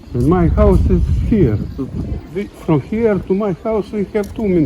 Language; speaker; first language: English; non-native, learner; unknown